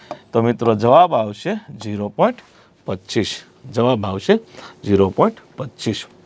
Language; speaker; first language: Gujarati; native; Gujarati